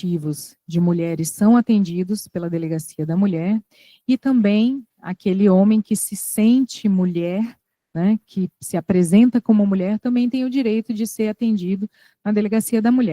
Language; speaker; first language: Portuguese; native; Portuguese